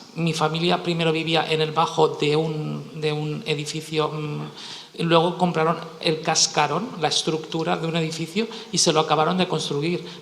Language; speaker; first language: Spanish; native; Spanish